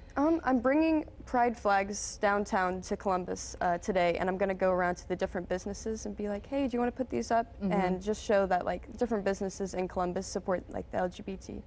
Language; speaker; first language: English; native; English